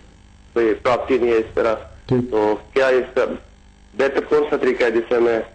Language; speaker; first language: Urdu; non-native, local second language; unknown